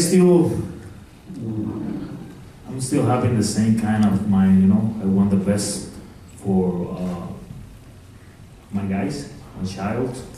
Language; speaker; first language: English; non-native, fluent; Spanish